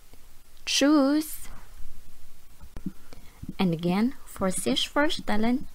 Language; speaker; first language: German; non-native, fluent; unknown